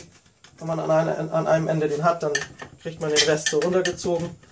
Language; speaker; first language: German; native; German